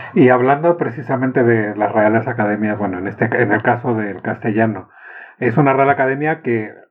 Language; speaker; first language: Spanish; native; Spanish